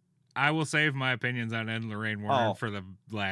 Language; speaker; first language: English; native; English